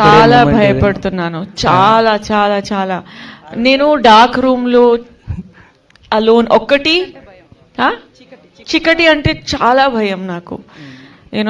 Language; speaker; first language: Telugu; non-native, learner; Hindi